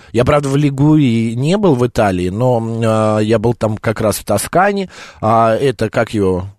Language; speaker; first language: Russian; native; Russian